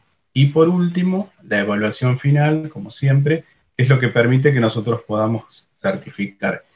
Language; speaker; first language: Spanish; native; Spanish